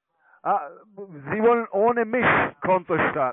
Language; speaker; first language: German; non-native, learner; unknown